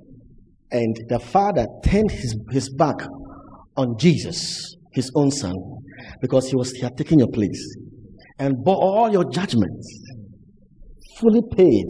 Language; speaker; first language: English; non-native, local second language; Akan